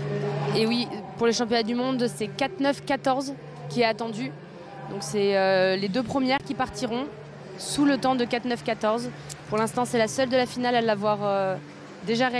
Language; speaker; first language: French; native; French